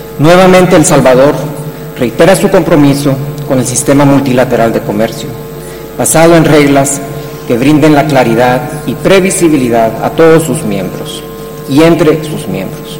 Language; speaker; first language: Spanish; native; Spanish